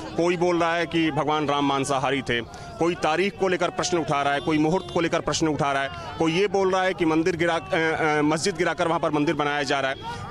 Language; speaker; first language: Hindi; native; Hindi